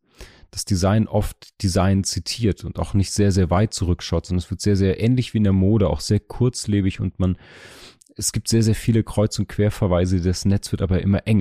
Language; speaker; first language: German; native; German